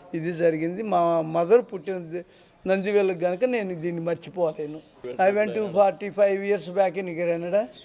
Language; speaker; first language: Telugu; native; Telugu